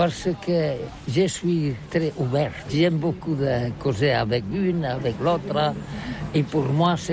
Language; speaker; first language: French; non-native, learner; Catalan